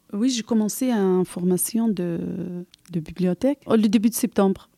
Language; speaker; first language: French; non-native, local second language; Arabic